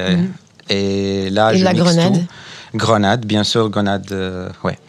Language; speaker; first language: French; non-native, fluent; Arabic